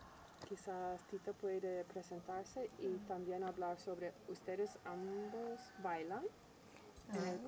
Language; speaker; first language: Spanish; non-native, learner; English